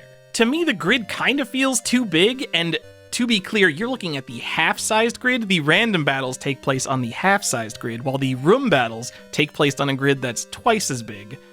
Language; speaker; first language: English; native; English